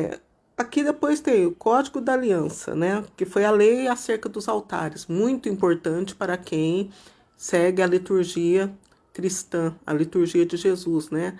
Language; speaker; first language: Portuguese; native; Portuguese